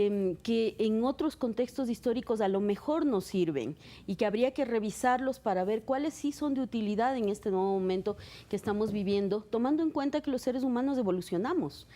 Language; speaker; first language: Spanish; native; Spanish